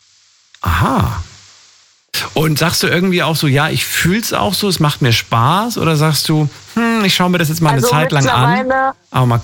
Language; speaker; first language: German; native; German